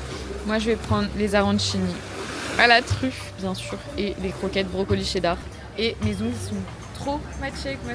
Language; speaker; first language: French; native; French